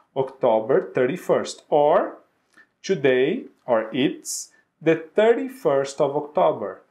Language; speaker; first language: English; non-native, fluent; Portuguese